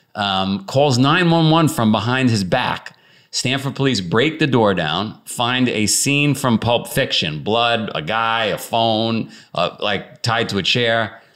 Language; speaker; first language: English; native; English